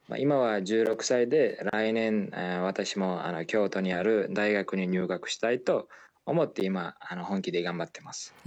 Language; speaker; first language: Japanese; non-native, fluent; Uzbek